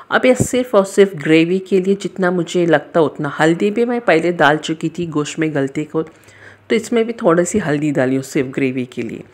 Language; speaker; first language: Hindi; native; Hindi